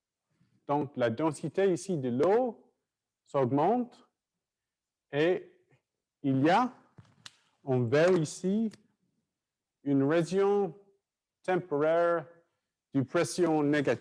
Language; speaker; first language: French; non-native, fluent; English